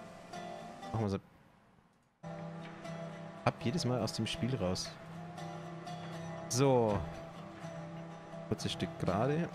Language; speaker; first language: German; native; German